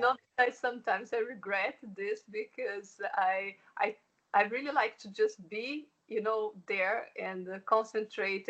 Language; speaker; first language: English; non-native, fluent; Portuguese